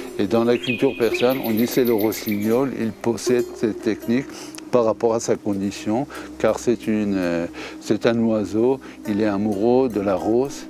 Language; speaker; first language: French; non-native, fluent; Persian